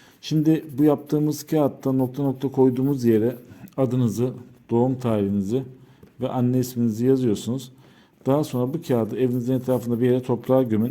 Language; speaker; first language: Turkish; native; Turkish